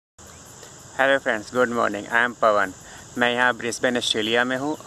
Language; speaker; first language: Hindi; native; Hindi